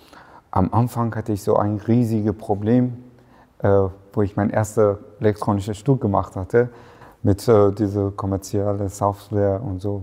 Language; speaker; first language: German; non-native, fluent; Persian